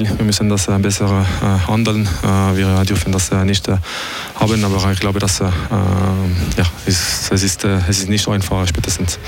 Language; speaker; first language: German; non-native, local second language; French